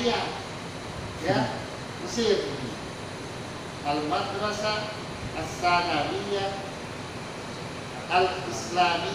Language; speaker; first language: Arabic; non-native, fluent; Indonesian